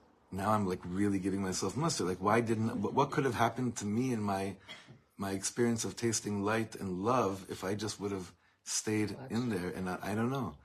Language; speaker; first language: English; native; English